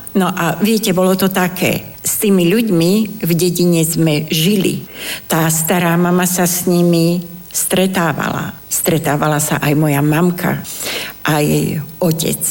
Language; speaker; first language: Slovak; non-native, local second language; Romany